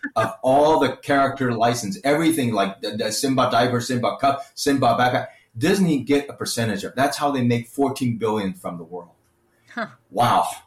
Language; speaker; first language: English; early bilingual, other home language; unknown